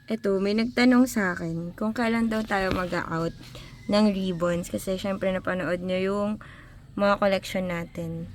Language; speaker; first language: Filipino; native; Filipino